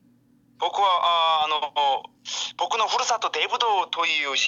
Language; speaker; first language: Japanese; non-native, learner; Korean